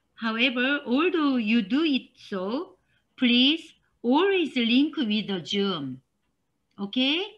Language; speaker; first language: English; non-native, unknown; Korean